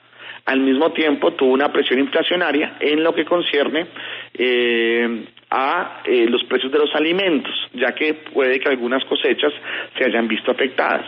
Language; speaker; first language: Spanish; native; Spanish